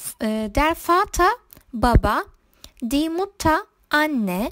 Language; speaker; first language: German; non-native, fluent; Turkish